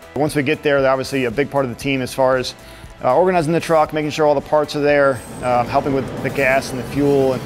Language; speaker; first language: English; native; English